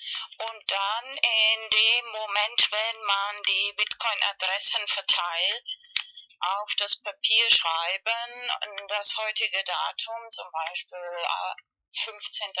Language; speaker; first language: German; non-native, fluent; Spanish